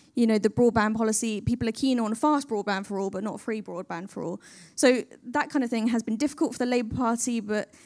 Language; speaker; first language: English; native; English